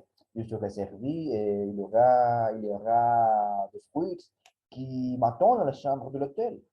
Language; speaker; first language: French; non-native, learner; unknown